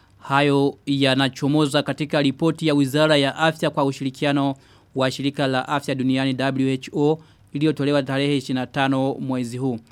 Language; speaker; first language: Swahili; non-native, local second language; Rundi